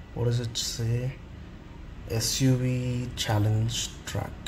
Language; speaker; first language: English; non-native, local second language; Tamil